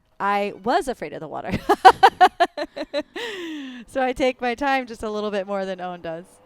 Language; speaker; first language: English; native; English